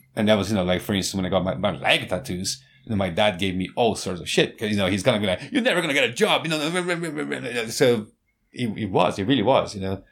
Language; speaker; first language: English; non-native, fluent; Portuguese